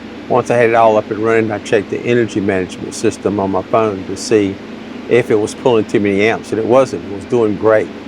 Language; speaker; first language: English; native; English